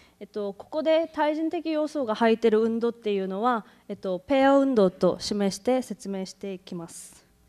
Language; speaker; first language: Japanese; non-native, fluent; Korean